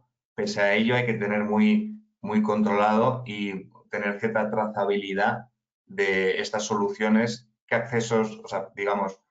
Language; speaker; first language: Spanish; native; Spanish